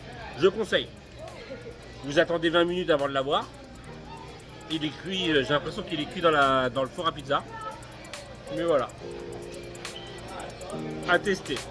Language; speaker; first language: French; native; French